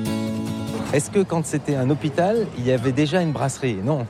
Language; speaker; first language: French; native; French